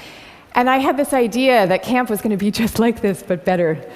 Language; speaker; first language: English; native; English